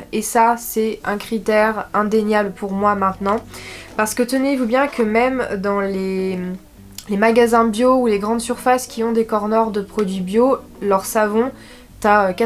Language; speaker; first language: French; native; French